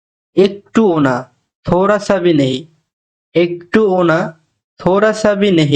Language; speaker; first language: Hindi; non-native, fluent; Bangla